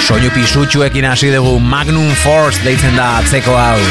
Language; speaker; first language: Basque; native; Basque